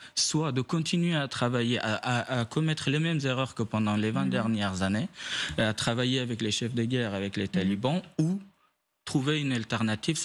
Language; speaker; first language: French; non-native, fluent; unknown